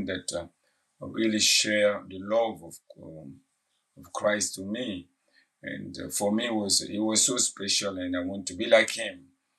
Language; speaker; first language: English; non-native, fluent; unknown